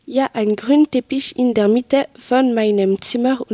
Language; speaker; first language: German; non-native, learner; French